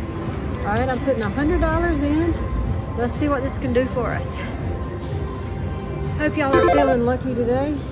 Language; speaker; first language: English; native; English